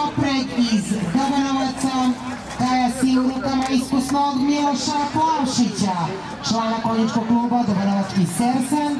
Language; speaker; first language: Bosnian; native; Bosnian